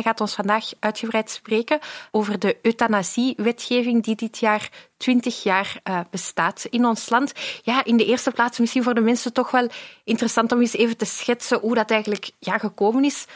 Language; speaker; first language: Dutch; native; Dutch